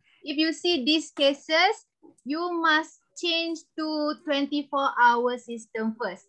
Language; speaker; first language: English; non-native, local second language; Malay